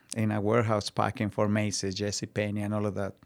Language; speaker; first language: English; non-native, learner; Spanish